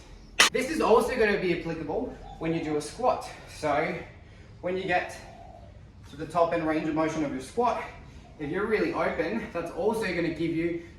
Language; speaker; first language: English; native; English